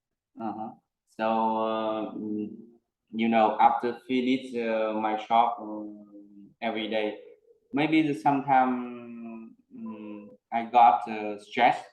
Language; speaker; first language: English; non-native, learner; Vietnamese